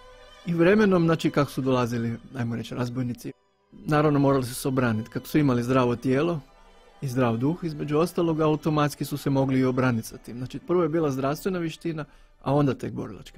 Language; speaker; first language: Bosnian; native; Bosnian